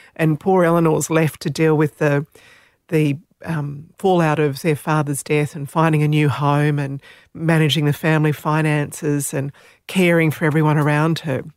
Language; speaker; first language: English; non-native, local second language; Slovenian